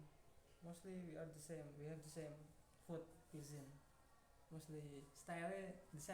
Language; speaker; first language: English; non-native, learner; Indonesian